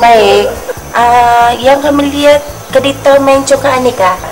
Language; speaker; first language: Malay; native; Malay